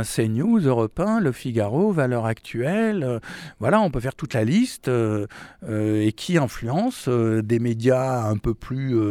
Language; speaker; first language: French; native; French